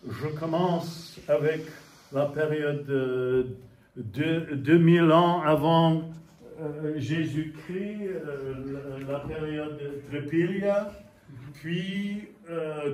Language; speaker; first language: French; non-native, fluent; English